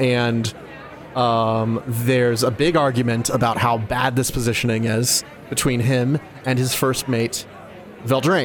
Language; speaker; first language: English; native; English